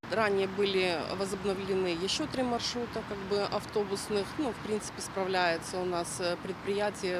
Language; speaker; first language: Russian; native; Russian